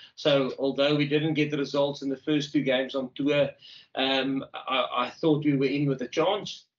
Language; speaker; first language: English; non-native, local second language; Afrikaans